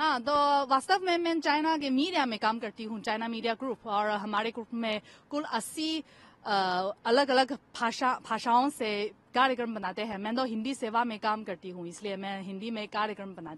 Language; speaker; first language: Hindi; non-native, fluent; Chinese